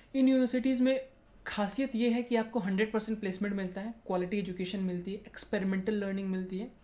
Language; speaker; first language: Hindi; non-native, local second language; Marathi